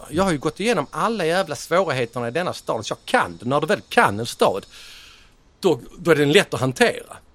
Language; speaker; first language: Swedish; native; Swedish